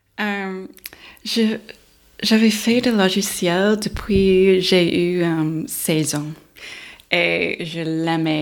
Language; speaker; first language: French; non-native, learner; English